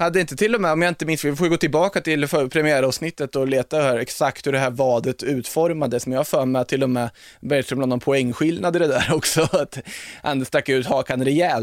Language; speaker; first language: Swedish; native; Swedish